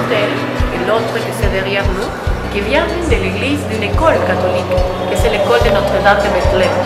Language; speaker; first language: French; non-native, fluent; Spanish